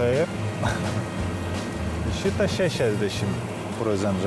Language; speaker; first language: Lithuanian; non-native, learner; Turkish